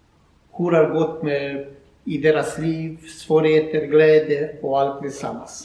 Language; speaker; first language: Swedish; non-native, learner; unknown